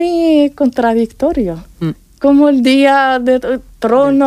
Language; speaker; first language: Spanish; non-native, fluent; Arabic